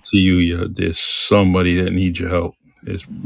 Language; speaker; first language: English; native; English